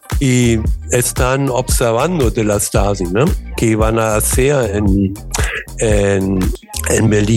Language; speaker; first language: Spanish; non-native, learner; German